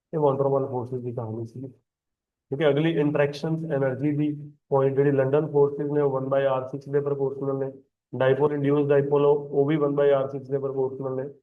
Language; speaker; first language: Hindi; non-native, local second language; Punjabi